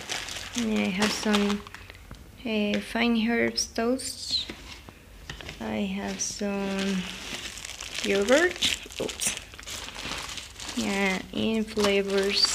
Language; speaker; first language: English; non-native, fluent; Spanish